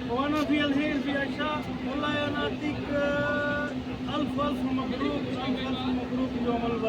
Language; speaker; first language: Arabic; non-native, learner; Urdu